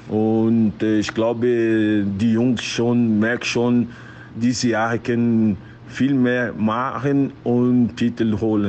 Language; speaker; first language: German; non-native, learner; Portuguese